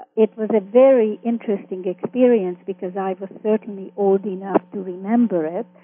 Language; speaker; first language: English; early bilingual, other home language; Hungarian